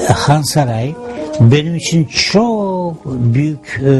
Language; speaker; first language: Turkish; non-native, fluent; Ukrainian